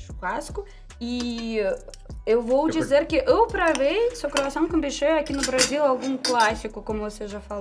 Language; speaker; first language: Portuguese; non-native, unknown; Russian